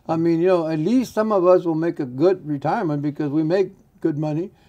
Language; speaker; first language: English; early bilingual, other home language; Spanish